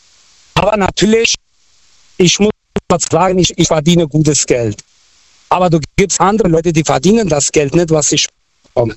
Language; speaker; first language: German; non-native, local second language; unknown